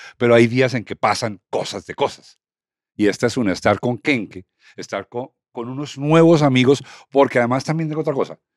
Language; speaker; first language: Spanish; native; Spanish